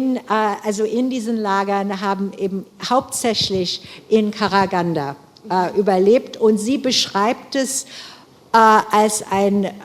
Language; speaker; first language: German; non-native, fluent; English